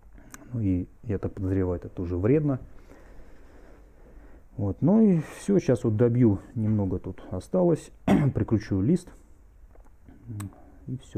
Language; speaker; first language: Russian; native; Russian